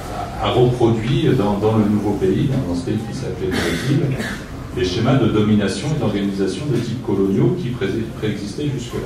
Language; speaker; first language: French; native; French